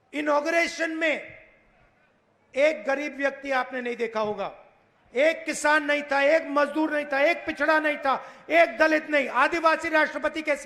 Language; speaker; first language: Hindi; native; Hindi